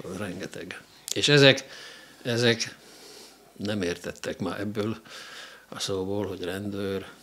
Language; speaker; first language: Hungarian; non-native, local second language; Slovak